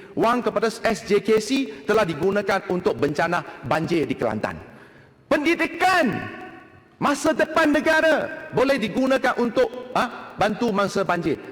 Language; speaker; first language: Malay; non-native, local second language; Chinese